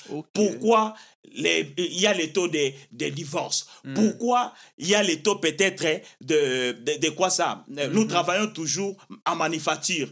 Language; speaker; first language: French; non-native, local second language; Lingala